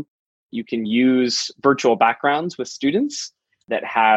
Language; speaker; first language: English; native; English